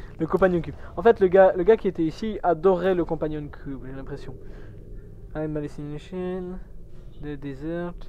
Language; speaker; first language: French; native; French